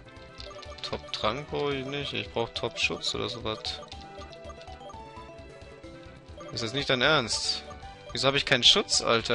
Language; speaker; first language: German; native; German